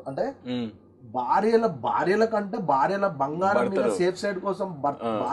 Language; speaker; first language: Telugu; native; Telugu